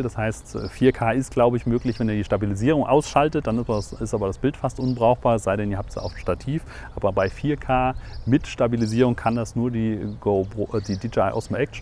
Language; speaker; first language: German; native; German